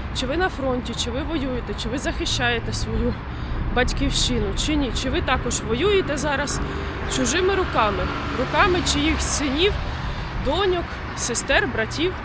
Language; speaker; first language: Ukrainian; native; Ukrainian